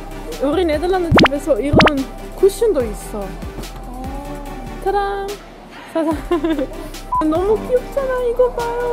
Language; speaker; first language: Korean; non-native, learner; Dutch